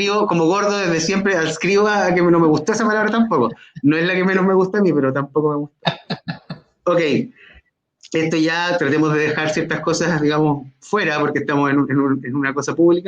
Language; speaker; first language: Spanish; native; Spanish